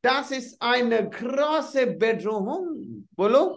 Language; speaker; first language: German; non-native, fluent; Hindi